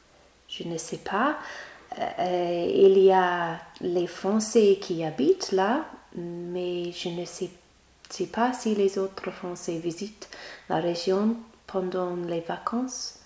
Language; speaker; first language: French; non-native, learner; English